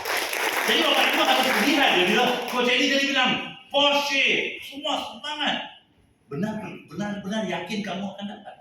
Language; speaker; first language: Indonesian; non-native, fluent; Tamil